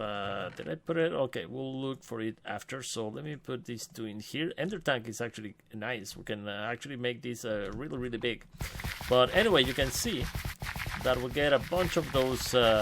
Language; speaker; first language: English; non-native, fluent; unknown